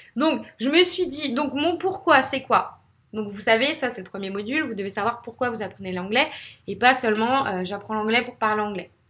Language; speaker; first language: French; native; French